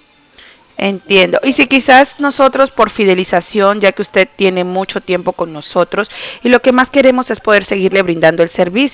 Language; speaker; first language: Spanish; native; Spanish